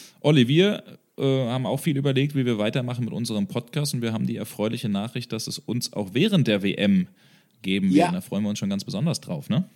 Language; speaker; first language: German; native; German